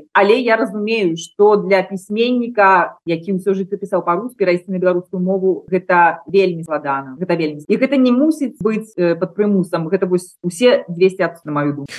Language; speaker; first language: Belarusian; non-native, local second language; Russian